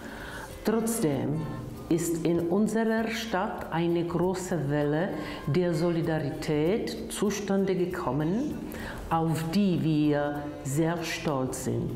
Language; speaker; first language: German; non-native, fluent; Czech